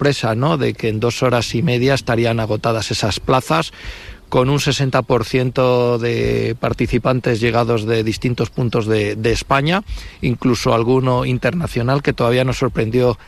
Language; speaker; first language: Spanish; native; Spanish